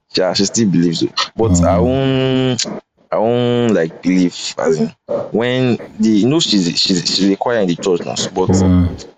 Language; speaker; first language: English; non-native, local second language; Bini